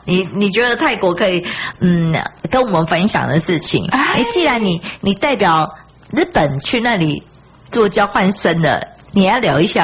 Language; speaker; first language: Chinese; native; Chinese